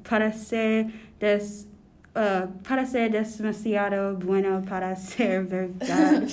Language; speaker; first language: Spanish; non-native, learner; English